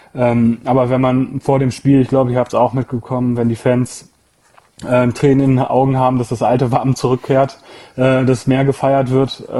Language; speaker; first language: German; native; German